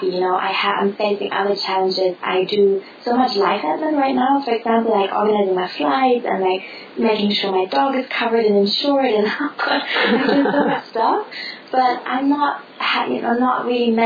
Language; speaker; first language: English; non-native, fluent; German